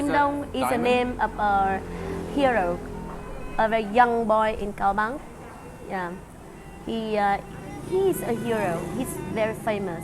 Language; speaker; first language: English; non-native, fluent; Vietnamese